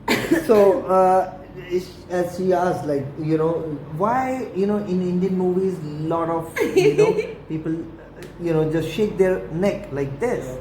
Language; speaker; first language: English; non-native, fluent; Hindi